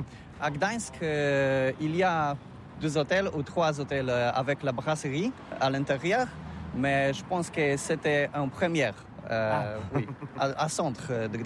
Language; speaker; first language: French; non-native, fluent; Polish